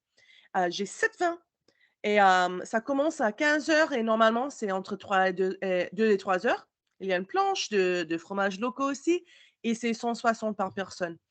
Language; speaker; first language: French; non-native, learner; English